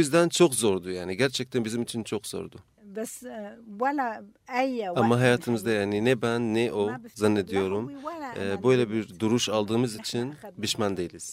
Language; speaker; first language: Turkish; non-native, fluent; Arabic